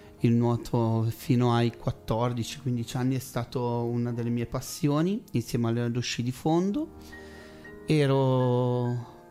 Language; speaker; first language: Italian; native; Italian